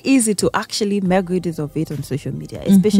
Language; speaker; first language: English; non-native, local second language; Gusii